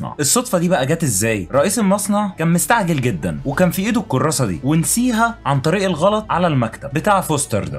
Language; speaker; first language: Arabic; native; Arabic